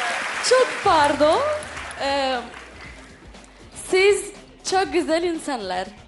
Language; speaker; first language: Turkish; non-native, learner; Arabic